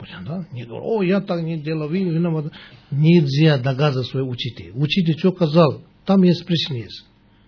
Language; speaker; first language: Russian; non-native, learner; Tibetan